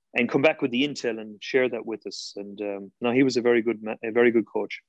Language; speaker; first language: English; native; English